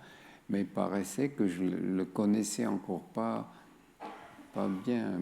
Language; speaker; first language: French; non-native, fluent; German